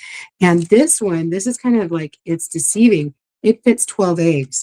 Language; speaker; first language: English; native; English